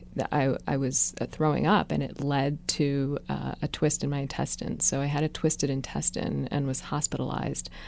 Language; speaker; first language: English; native; English